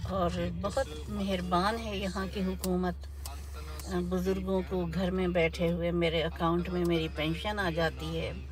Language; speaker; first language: Urdu; native; Urdu